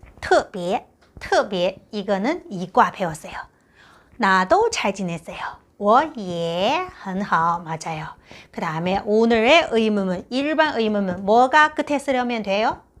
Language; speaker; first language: Korean; non-native, fluent; Chinese